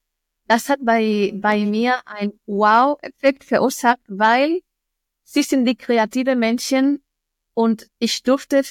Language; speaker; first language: German; non-native, fluent; Spanish